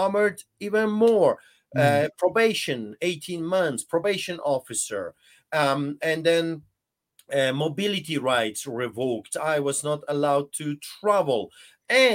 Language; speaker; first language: English; non-native, fluent; Polish